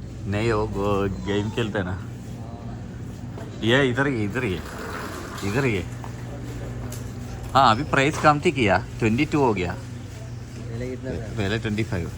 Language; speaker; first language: Hindi; non-native, local second language; Malayalam